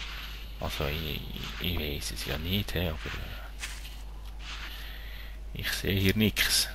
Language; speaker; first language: German; native; German